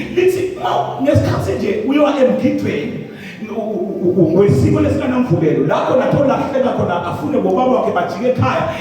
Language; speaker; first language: Zulu; non-native, local second language; Swati